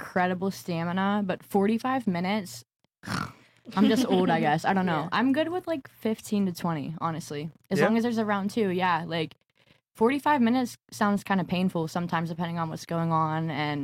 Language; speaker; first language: English; native; English